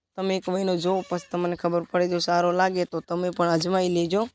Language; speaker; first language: Gujarati; native; Gujarati